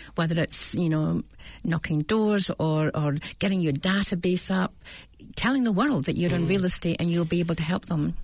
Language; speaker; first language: English; native; English